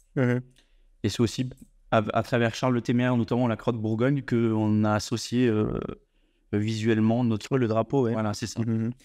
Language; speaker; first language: French; native; French